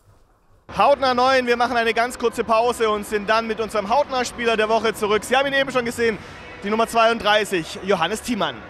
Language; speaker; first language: German; native; German